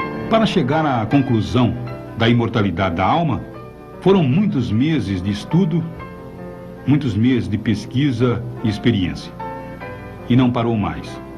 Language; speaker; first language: Portuguese; native; Portuguese